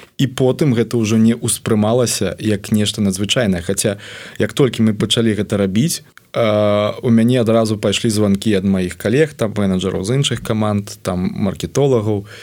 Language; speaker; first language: Belarusian; non-native, local second language; Russian